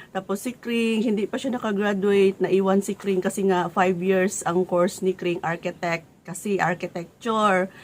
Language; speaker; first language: Filipino; native; Filipino